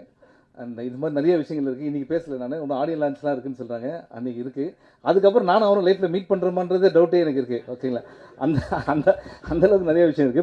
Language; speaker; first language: Tamil; native; Tamil